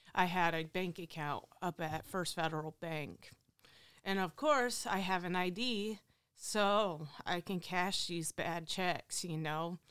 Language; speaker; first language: English; native; English